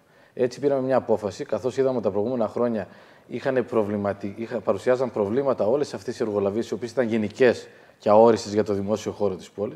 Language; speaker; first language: Greek; native; Greek